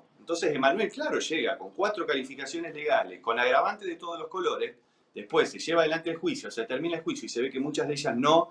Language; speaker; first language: Spanish; native; Spanish